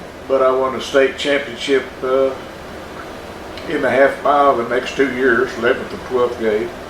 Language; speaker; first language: English; native; English